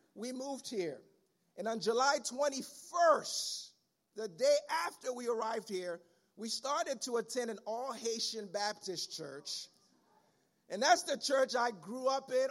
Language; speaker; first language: English; early bilingual, other home language; Haitian Creole